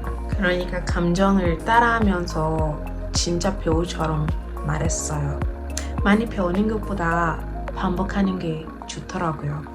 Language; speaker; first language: Korean; non-native, learner; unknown